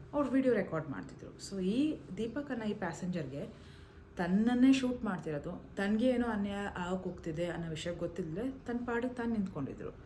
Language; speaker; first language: Kannada; non-native, local second language; Malayalam